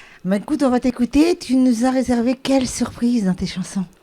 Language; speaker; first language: French; native; French